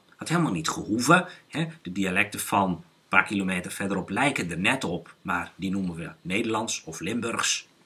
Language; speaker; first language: Dutch; native; Dutch